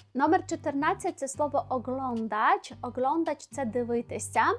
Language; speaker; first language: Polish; non-native, learner; Ukrainian